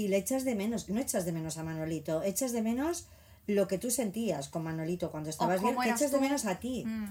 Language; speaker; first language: Spanish; native; Spanish